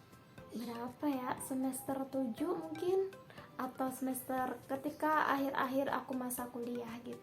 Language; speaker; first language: Indonesian; native; Indonesian